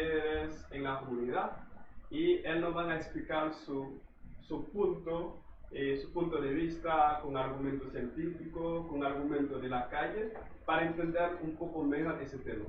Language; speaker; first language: Spanish; non-native, fluent; Haitian Creole